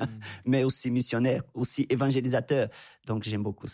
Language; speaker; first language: French; non-native, fluent; Portuguese